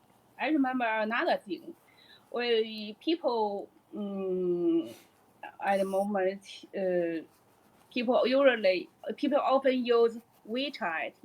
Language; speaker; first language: English; non-native, learner; Chinese